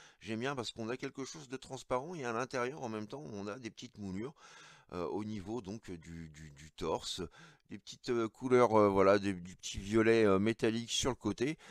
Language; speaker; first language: French; native; French